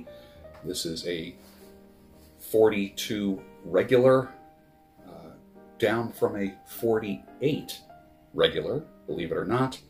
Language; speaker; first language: English; native; English